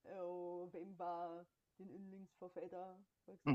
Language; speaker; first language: Danish; non-native, fluent; Bulgarian